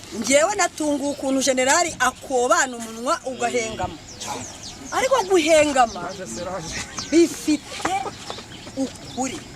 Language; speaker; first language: Kinyarwanda; native; Kinyarwanda